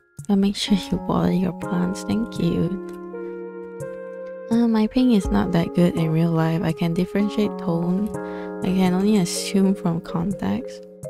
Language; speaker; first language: English; native; English